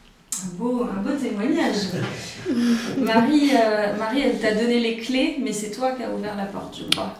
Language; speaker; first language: French; native; French